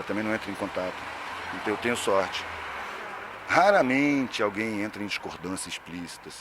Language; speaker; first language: Portuguese; native; Portuguese